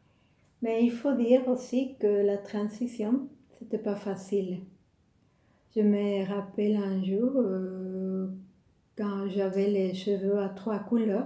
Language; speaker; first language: French; non-native, fluent; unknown